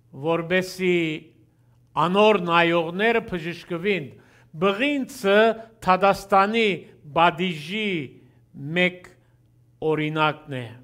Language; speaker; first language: Armenian; early bilingual, heritage; Armenian